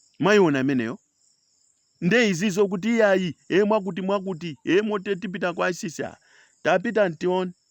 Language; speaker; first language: Nyanja; non-native, local second language; Tumbuka